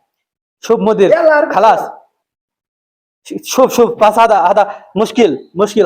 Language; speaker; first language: Arabic; non-native, learner; Bangla